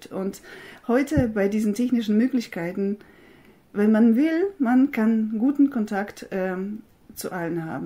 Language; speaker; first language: German; non-native, fluent; Russian